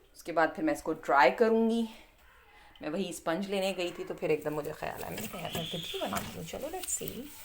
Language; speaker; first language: Urdu; native; Urdu